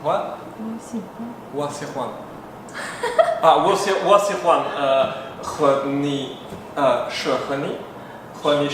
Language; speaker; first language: Chinese; non-native, learner; French